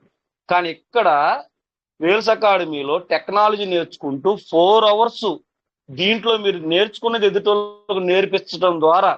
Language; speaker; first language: Telugu; native; Telugu